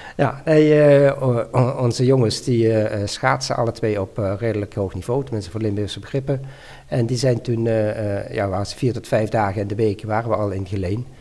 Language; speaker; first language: Dutch; native; Dutch